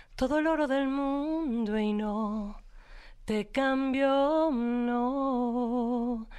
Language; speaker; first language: Spanish; native; Spanish